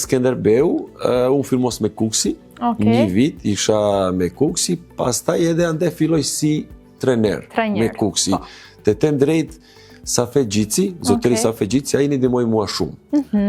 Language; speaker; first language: Albanian; non-native, learner; Serbian